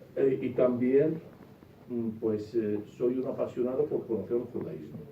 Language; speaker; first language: Spanish; non-native, fluent; Arabic